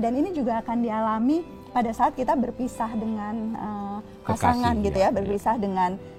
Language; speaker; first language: Indonesian; native; Indonesian